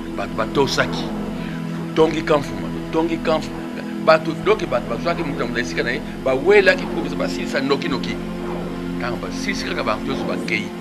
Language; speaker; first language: Lingala; non-native, local second language; Kongo